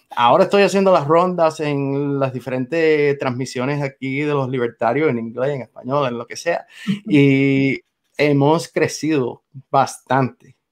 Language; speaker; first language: Spanish; non-native, fluent; English